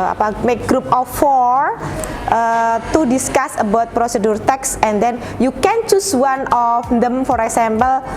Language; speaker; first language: English; non-native, learner; Indonesian